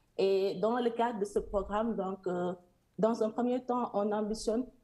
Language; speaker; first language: French; non-native, local second language; Serer